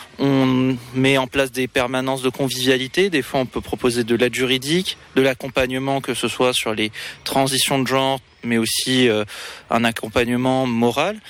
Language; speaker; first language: French; native; French